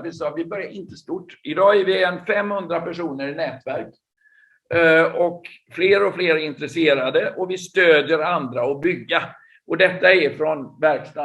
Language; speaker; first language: Swedish; native; Swedish